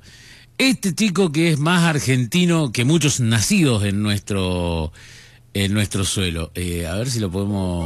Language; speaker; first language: Spanish; native; Spanish